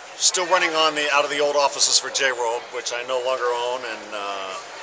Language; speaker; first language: English; native; English